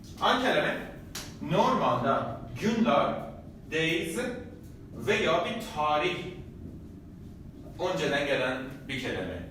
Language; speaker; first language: Turkish; non-native, fluent; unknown